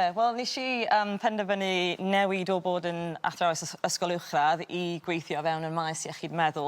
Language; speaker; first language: Welsh; native; Welsh